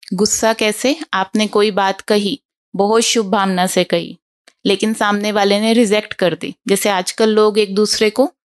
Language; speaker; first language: Hindi; native; Hindi